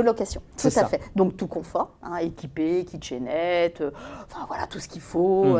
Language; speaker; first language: French; native; French